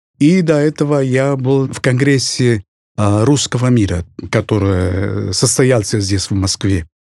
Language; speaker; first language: Russian; non-native, fluent; Spanish